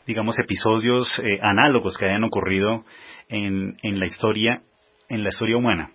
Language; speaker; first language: Spanish; native; Spanish